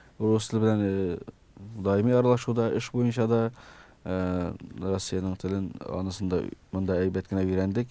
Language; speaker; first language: Tatar; early bilingual, heritage; Tatar